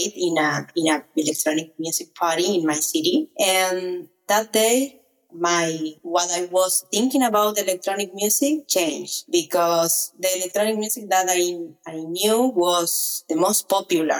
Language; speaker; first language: English; non-native, learner; Spanish